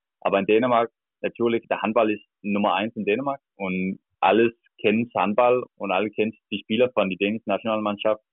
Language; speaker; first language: German; non-native, learner; Danish